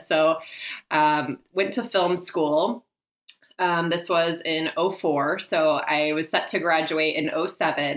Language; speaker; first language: English; native; English